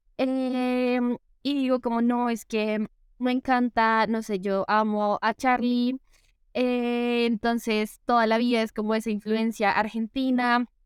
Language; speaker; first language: Spanish; native; Spanish